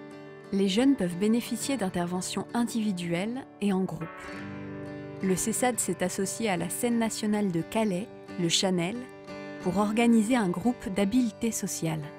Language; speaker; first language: French; native; French